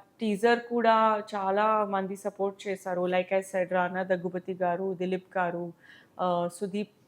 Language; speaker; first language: Telugu; non-native, learner; Hindi